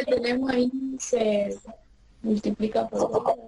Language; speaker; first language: Spanish; native; Spanish